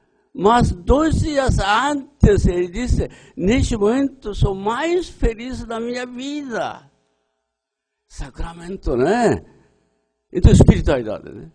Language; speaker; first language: Portuguese; non-native, learner; Japanese